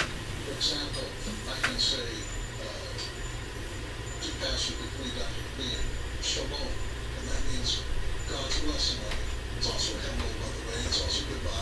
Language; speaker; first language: English; native; English